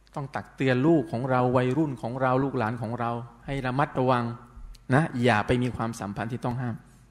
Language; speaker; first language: Thai; non-native, local second language; Pattani Malay